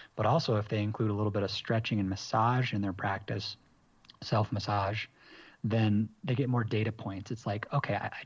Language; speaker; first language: English; native; English